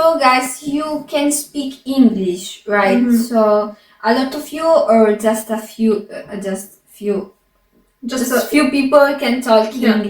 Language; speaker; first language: English; non-native, fluent; Arabic